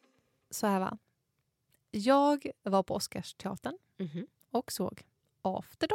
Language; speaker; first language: Swedish; native; Swedish